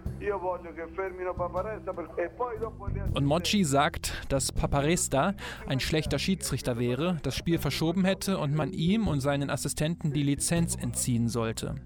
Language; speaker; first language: German; native; German